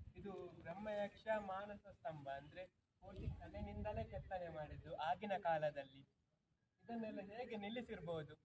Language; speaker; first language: Kannada; non-native, local second language; Tulu